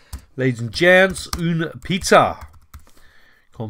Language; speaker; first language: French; non-native, fluent; English